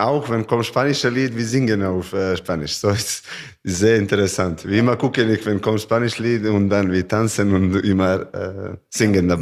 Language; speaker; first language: German; non-native, learner; Serbian